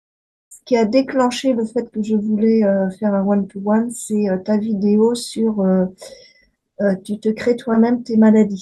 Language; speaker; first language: French; native; French